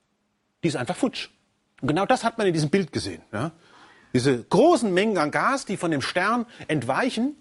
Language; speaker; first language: German; native; German